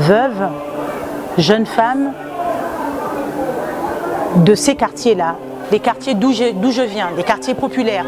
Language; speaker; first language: French; non-native, local second language; Lingala